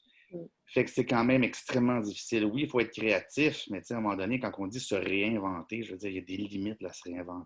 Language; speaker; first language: French; native; French